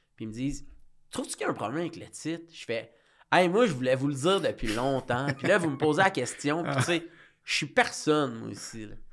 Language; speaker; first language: French; native; French